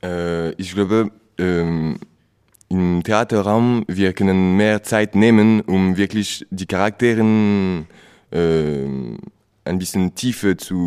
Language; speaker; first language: German; non-native, learner; French